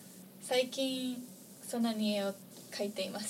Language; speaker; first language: Japanese; non-native, fluent; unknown